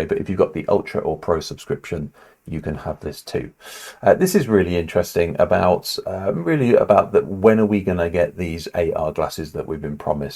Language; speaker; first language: English; native; English